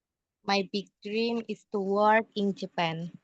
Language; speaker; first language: English; non-native, learner; Indonesian